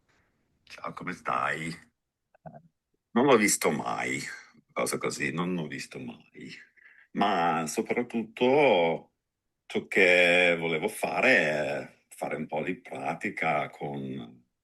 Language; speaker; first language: Italian; non-native, fluent; English